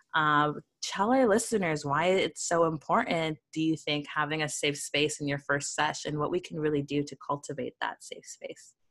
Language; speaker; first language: English; native; English